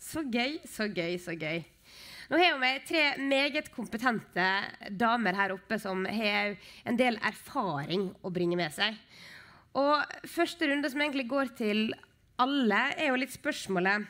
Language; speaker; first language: Norwegian; native; Norwegian